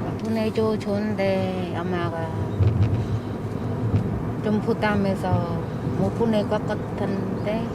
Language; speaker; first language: Korean; non-native, learner; Khmer